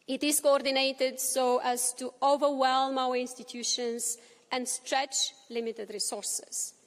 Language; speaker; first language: English; non-native, fluent; Romanian